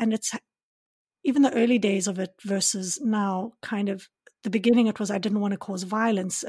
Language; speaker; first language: English; native; English